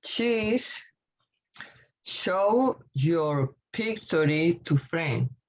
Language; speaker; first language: English; non-native, learner; Spanish